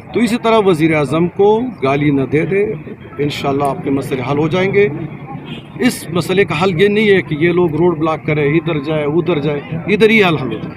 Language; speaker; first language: Urdu; non-native, local second language; Pashto